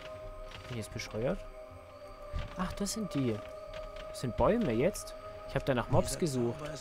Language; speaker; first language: German; native; German